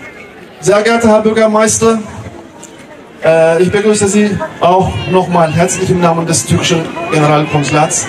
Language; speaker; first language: German; non-native, fluent; Turkish